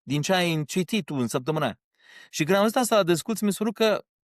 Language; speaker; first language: Romanian; early bilingual, heritage; Romanian